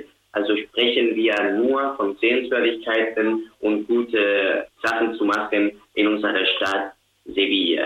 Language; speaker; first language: German; non-native, fluent; Spanish